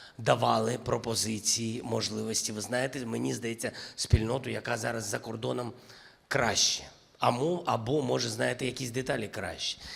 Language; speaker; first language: Ukrainian; non-native, local second language; Russian